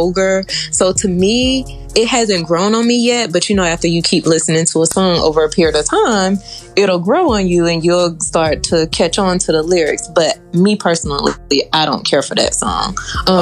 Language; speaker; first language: English; native; English